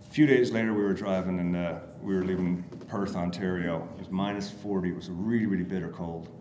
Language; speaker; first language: English; native; English